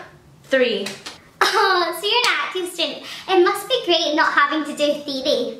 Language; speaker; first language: English; native; English